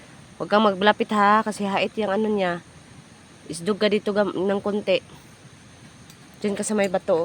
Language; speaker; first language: Filipino; non-native, local second language; Cebuano